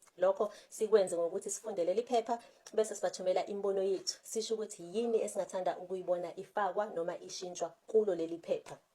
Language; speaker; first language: Zulu; native; Zulu